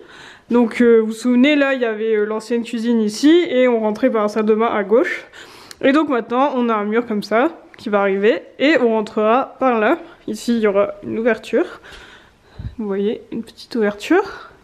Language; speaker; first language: French; native; French